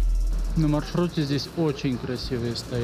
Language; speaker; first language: Russian; native; Russian